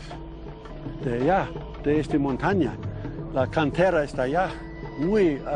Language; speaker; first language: Spanish; non-native, learner; English